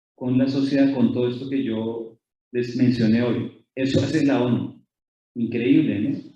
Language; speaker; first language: Spanish; native; Spanish